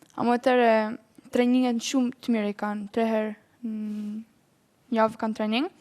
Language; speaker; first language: Albanian; early bilingual, heritage; Albanian